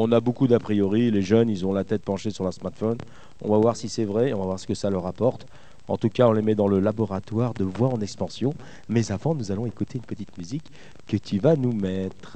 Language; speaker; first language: French; native; French